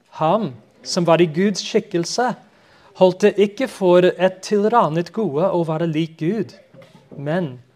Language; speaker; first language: Norwegian; non-native, fluent; English